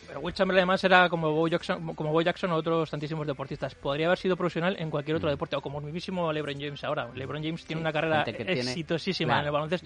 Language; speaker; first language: Spanish; native; Spanish